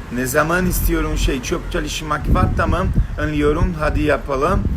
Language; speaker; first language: Turkish; non-native, learner; Portuguese